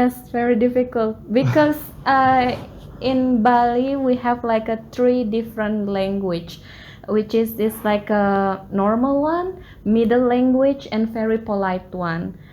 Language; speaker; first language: English; non-native, learner; Balinese